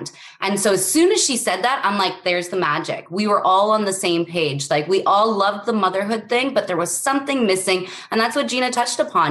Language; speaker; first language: English; native; English